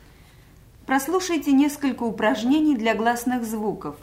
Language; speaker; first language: Russian; native; Russian